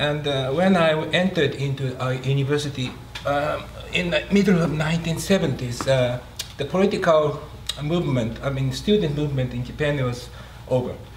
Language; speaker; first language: English; non-native, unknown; Japanese